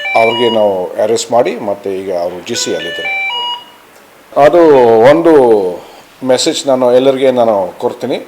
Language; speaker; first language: Kannada; non-native, fluent; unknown